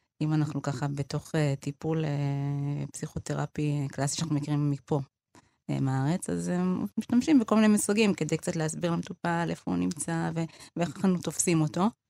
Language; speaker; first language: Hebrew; early bilingual, other home language; Amharic